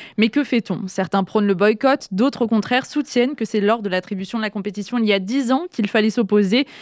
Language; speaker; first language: French; native; French